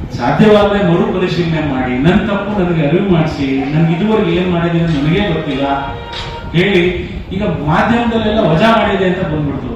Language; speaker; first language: Kannada; non-native, local second language; Lambadi